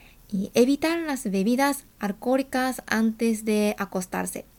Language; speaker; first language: Spanish; non-native, fluent; Japanese